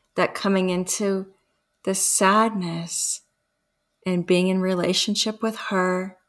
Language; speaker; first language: English; early bilingual, other home language; Spanish